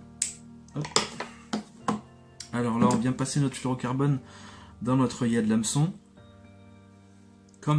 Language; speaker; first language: French; native; French